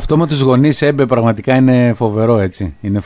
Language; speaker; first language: Greek; native; Greek